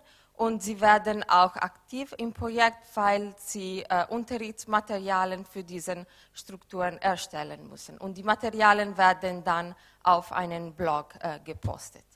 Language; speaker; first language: German; non-native, fluent; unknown